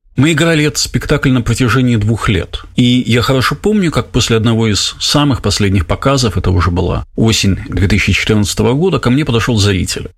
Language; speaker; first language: Russian; native; Russian